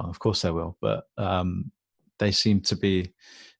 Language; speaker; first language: English; native; English